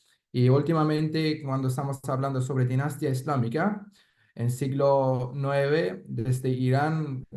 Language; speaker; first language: Spanish; non-native, fluent; Persian